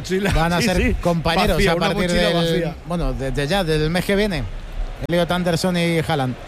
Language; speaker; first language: Spanish; native; Spanish